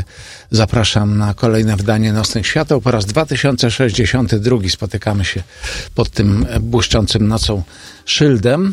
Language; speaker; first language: Polish; native; Polish